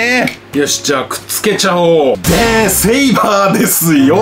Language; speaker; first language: Japanese; native; Japanese